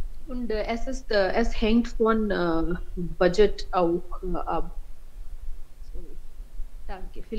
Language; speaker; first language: German; non-native, learner; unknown